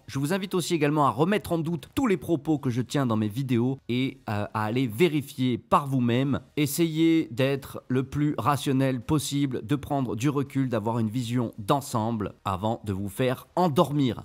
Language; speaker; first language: French; native; French